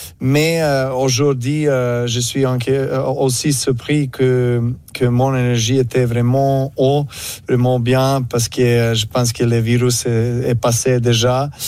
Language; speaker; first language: French; non-native, learner; Serbian